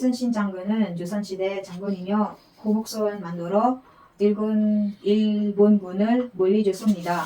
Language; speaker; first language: Korean; non-native, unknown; Filipino